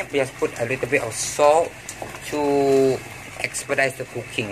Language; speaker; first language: English; non-native, local second language; Malay